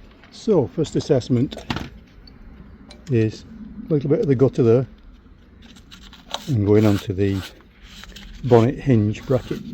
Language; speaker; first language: English; native; English